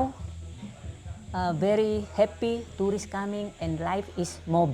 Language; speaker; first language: English; non-native, learner; Batak Toba